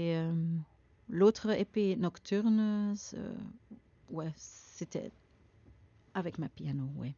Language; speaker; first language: French; non-native, learner; Dutch